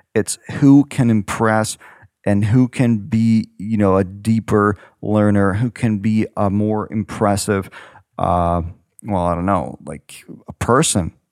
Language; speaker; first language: English; non-native, fluent; Ukrainian